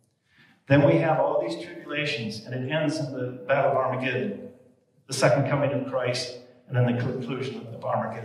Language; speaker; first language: English; native; English